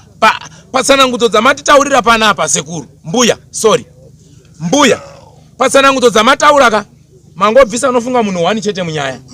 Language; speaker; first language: Shona; native; Shona